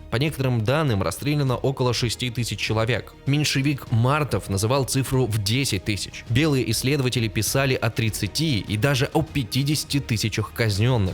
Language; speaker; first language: Russian; native; Russian